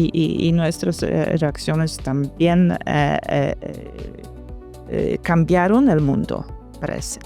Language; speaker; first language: Spanish; non-native, fluent; Polish